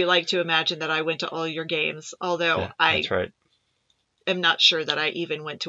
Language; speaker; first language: English; native; English